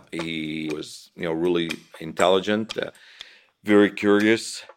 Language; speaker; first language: English; non-native, fluent; Italian